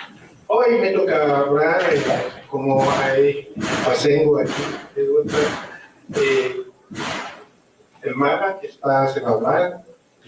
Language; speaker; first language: Spanish; non-native, learner; Haitian Creole